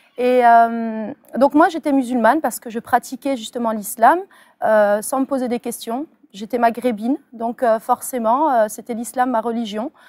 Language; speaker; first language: French; early bilingual, other home language; Arabic